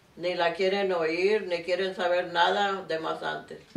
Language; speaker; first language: Spanish; early bilingual, heritage; Spanish